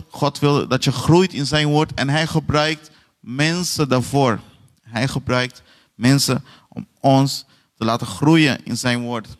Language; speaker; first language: Dutch; non-native, fluent; Portuguese